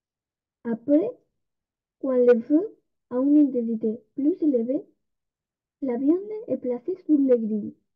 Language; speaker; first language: French; non-native, learner; Spanish